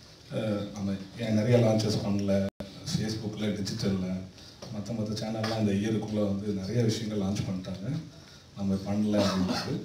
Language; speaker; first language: Tamil; native; Tamil